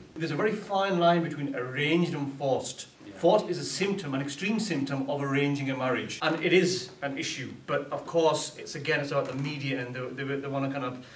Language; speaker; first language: English; early bilingual, other home language; Urdu